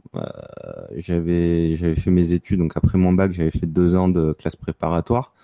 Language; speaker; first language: French; native; French